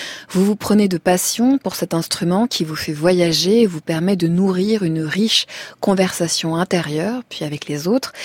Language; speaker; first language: French; native; French